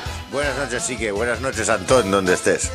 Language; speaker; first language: Spanish; native; Spanish